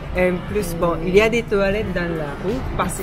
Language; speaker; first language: French; non-native, fluent; Japanese